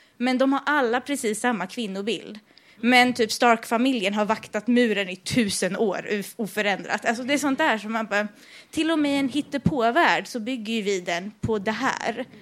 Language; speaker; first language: Swedish; early bilingual, other home language; Persian